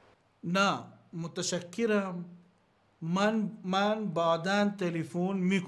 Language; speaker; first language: Persian; non-native, learner; Urdu